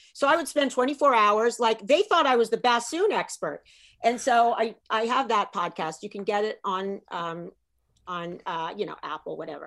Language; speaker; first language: English; native; English